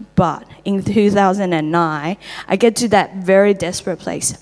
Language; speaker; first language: English; non-native, fluent; Chinese